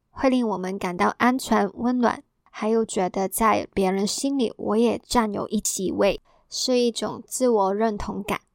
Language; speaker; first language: Chinese; non-native, local second language; Cantonese